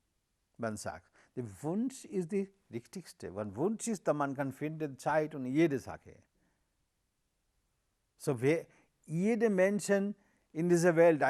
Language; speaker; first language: German; non-native, learner; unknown